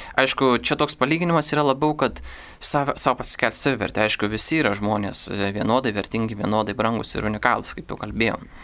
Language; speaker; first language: Lithuanian; native; Lithuanian